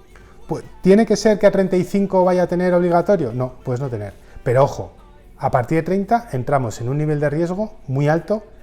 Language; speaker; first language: Spanish; native; Spanish